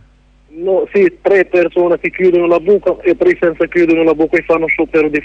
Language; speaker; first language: Italian; non-native, learner; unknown